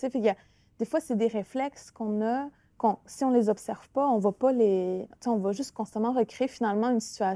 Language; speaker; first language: French; non-native, local second language; Innu-aimun